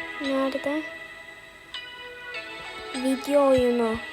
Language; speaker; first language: Turkish; native; Turkish